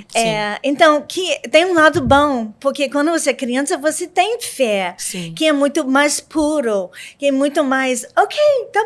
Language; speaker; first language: Portuguese; non-native, learner; English